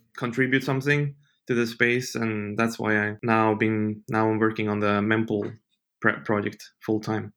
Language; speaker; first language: English; non-native, fluent; Swedish